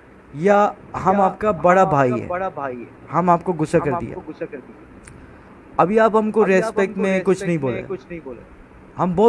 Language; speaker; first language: Hindi; non-native, fluent; Bangla